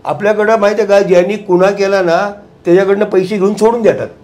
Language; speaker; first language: Marathi; non-native, local second language; Gujarati